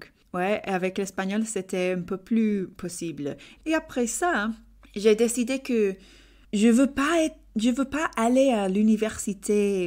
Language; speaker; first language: French; non-native, learner; English